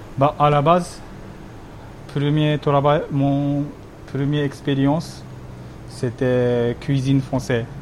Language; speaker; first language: French; non-native, learner; Japanese